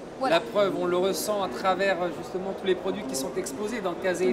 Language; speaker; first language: French; native; French